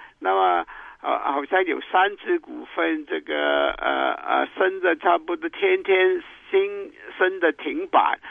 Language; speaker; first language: Chinese; non-native, local second language; Cantonese